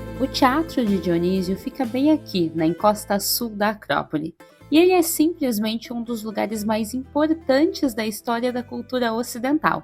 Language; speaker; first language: Portuguese; native; Portuguese